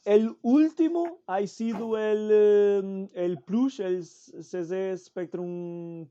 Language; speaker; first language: Spanish; non-native, fluent; Portuguese